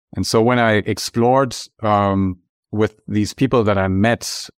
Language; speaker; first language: English; non-native, fluent; German